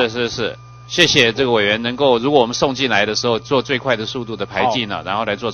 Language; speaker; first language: Chinese; native; Chinese